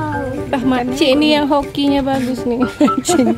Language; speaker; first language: Malay; native; Malay